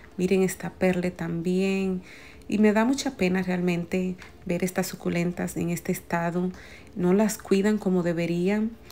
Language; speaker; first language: Spanish; native; Spanish